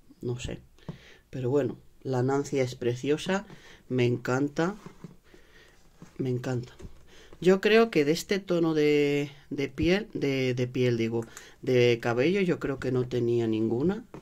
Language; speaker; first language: Spanish; native; Spanish